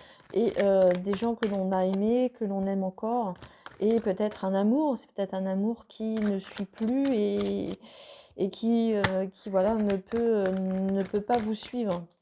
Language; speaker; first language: French; native; French